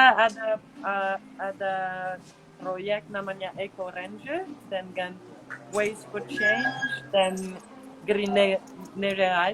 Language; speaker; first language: Indonesian; non-native, fluent; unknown